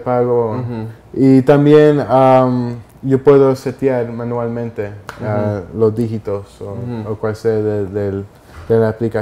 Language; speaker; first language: Spanish; early bilingual, heritage; Spanish